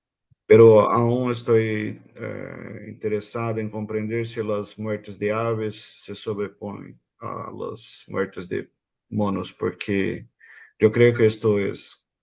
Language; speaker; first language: Spanish; non-native, fluent; Portuguese